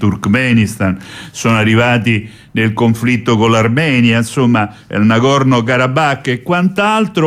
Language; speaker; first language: Italian; native; Italian